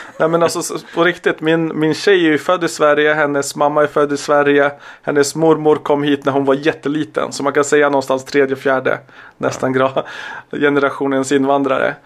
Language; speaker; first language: Swedish; early bilingual, other home language; Serbian